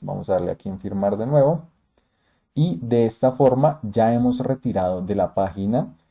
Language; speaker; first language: Spanish; native; Spanish